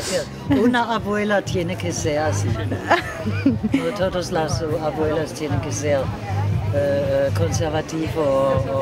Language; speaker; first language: Spanish; non-native, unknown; German